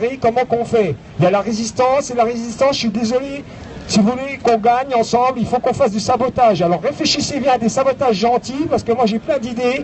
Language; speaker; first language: French; native; French